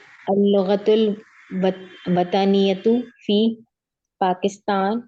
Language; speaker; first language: Arabic; non-native, learner; Urdu